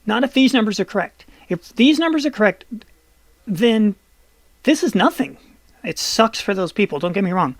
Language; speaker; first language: English; native; English